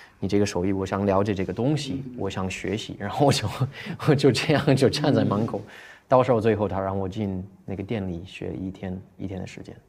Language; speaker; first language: Chinese; non-native, fluent; English